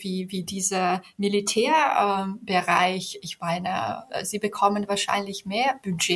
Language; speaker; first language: German; non-native, fluent; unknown